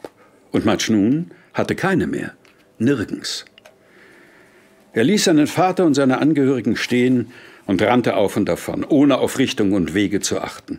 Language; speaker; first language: German; native; German